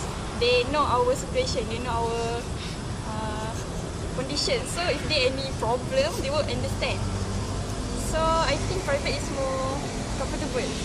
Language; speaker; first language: English; non-native, learner; Malay